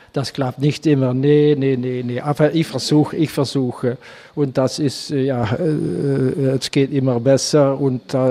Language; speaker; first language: German; non-native, learner; Dutch